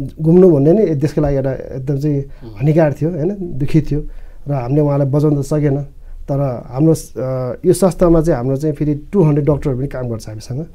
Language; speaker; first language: Nepali; non-native, local second language; Eastern Tamang